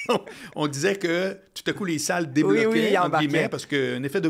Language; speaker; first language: French; native; French